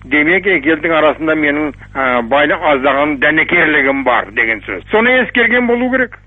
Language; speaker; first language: Kazakh; non-native, local second language; German